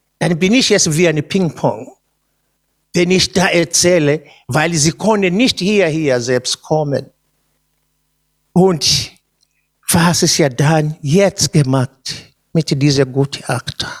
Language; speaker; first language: German; non-native, fluent; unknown